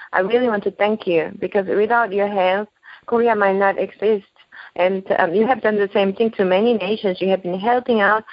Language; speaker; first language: English; non-native, fluent; Korean